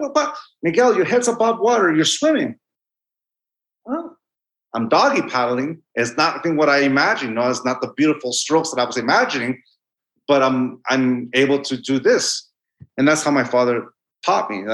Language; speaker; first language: English; non-native, fluent; Spanish